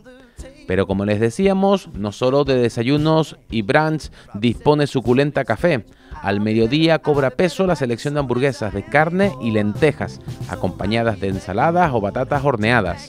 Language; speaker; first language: Spanish; native; Spanish